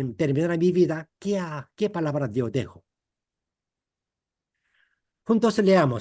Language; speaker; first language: Spanish; non-native, fluent; Korean